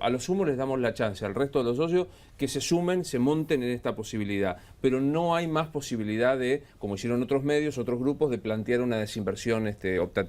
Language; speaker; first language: Spanish; native; Spanish